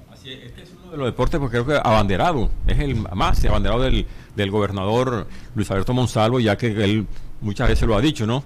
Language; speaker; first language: Spanish; native; Spanish